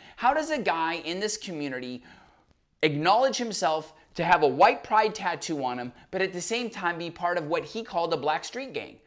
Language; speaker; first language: English; native; English